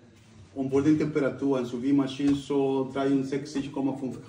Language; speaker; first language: German; non-native, learner; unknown